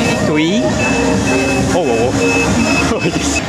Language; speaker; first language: Vietnamese; non-native, fluent; Japanese